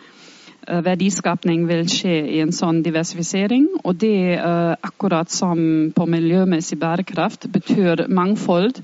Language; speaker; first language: Norwegian; non-native, fluent; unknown